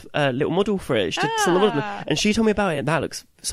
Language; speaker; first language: English; native; English